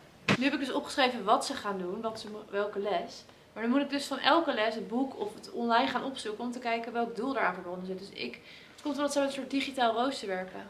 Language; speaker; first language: Dutch; native; Dutch